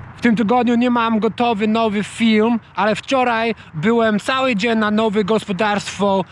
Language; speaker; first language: Polish; non-native, learner; English